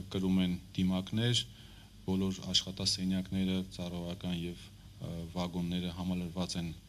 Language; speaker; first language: Armenian; native; Armenian